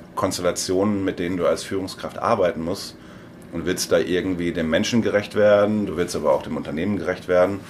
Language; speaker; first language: German; native; German